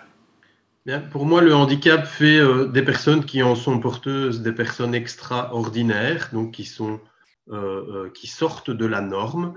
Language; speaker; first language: French; native; French